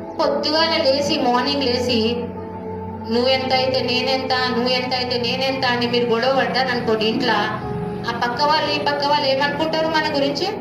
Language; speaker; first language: Telugu; non-native, local second language; Hindi